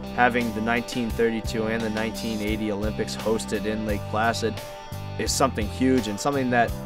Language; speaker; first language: English; native; English